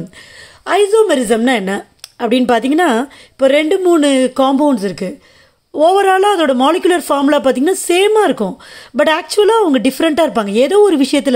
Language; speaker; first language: Tamil; native; Tamil